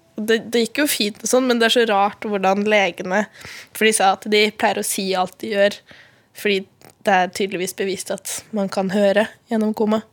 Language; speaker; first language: Norwegian; native; Norwegian